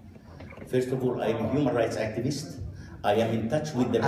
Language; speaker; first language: English; non-native, fluent; Arabic